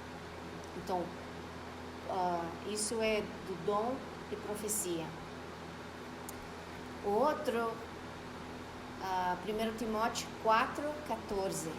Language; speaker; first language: Portuguese; non-native, fluent; Spanish